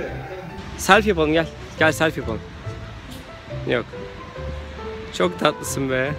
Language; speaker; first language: Turkish; native; Turkish